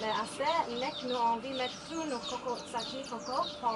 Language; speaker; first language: French; non-native, learner; English